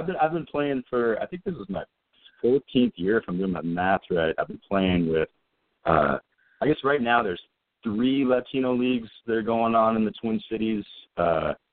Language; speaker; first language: English; native; English